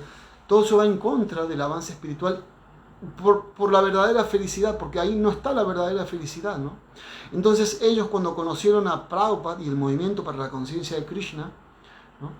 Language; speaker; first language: Spanish; native; Spanish